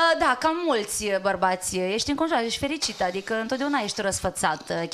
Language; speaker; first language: Romanian; native; Romanian